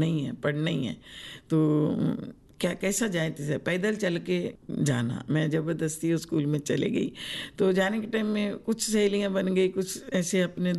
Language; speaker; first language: Hindi; native; Hindi